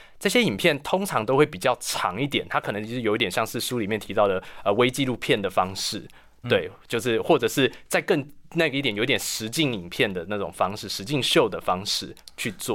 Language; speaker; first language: Chinese; native; Chinese